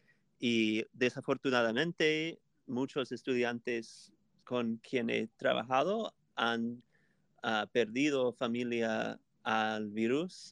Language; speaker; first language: Spanish; non-native, fluent; English